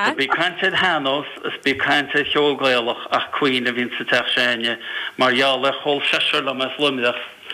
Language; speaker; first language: Irish; native; Irish